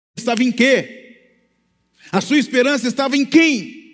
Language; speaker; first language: Portuguese; native; Portuguese